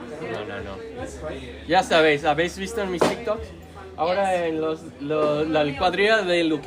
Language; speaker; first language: Spanish; non-native, learner; English